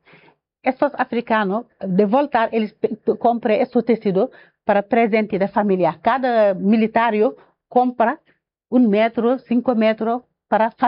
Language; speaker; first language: Portuguese; non-native, learner; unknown